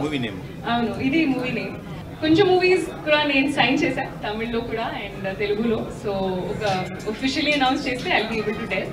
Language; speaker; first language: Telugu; non-native, learner; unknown